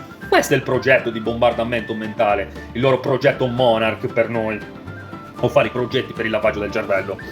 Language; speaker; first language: Italian; native; Italian